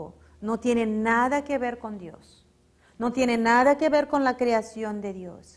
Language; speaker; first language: Spanish; non-native, fluent; Portuguese